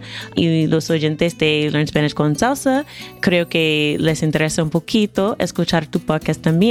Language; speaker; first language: Spanish; non-native, fluent; English